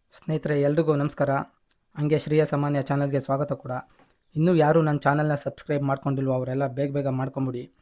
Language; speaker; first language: Kannada; native; Kannada